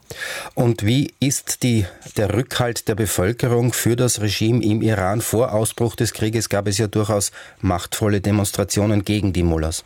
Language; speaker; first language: German; native; German